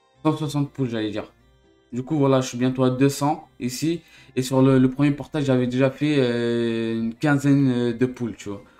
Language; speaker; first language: French; native; French